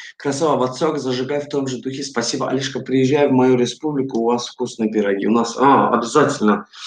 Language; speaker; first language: Russian; non-native, fluent; Azerbaijani